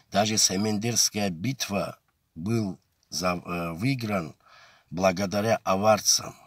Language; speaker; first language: Russian; non-native, local second language; Avaric